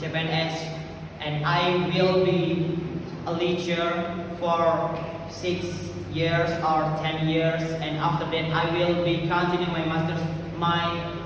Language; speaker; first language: English; non-native, learner; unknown